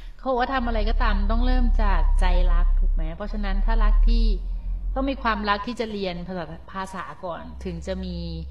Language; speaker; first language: Thai; native; Thai